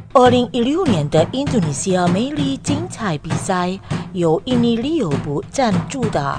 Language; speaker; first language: Chinese; non-native, fluent; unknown